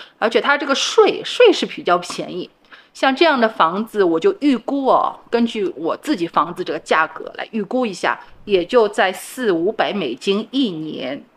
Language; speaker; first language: Chinese; native; Chinese